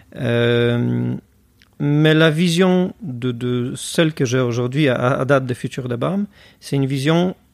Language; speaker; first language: French; non-native, fluent; Polish